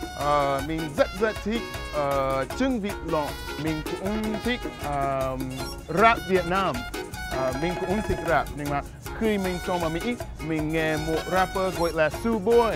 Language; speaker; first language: Vietnamese; non-native, fluent; English